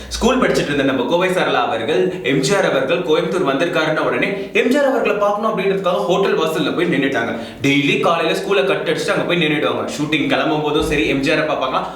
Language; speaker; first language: Tamil; native; Tamil